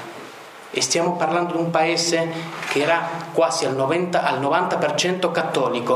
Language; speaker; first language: Italian; non-native, fluent; Spanish